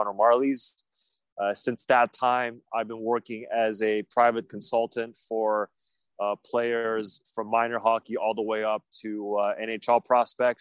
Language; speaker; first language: English; native; English